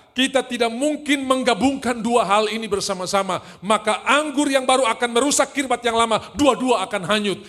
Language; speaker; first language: Indonesian; native; Indonesian